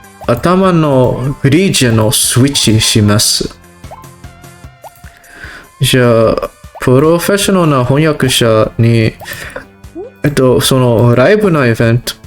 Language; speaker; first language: Japanese; non-native, learner; English